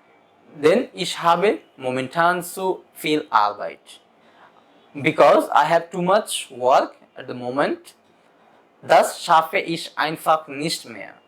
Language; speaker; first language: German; non-native, fluent; Bangla